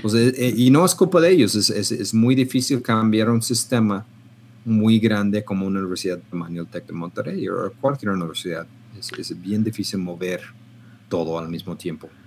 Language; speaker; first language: Spanish; non-native, fluent; English